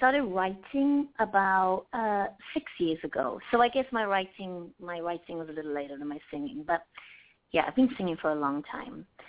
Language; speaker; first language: English; native; English